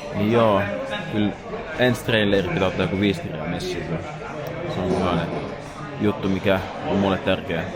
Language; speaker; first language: Finnish; early bilingual, other home language; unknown